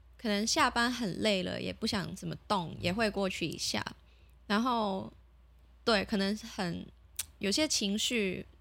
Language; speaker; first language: Chinese; non-native, local second language; Cantonese